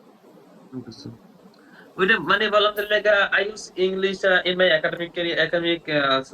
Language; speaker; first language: English; non-native, learner; Bangla